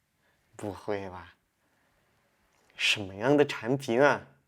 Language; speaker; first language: Chinese; non-native, fluent; French